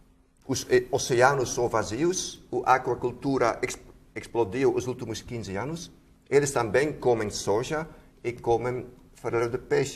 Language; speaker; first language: Portuguese; non-native, fluent; Dutch